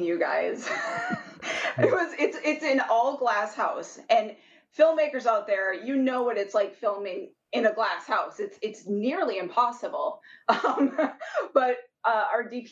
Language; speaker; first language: English; native; English